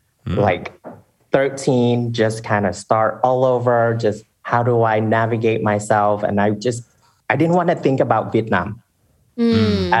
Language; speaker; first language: English; non-native, fluent; Vietnamese